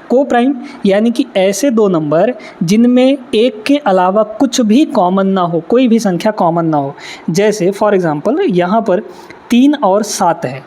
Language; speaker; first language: Hindi; native; Hindi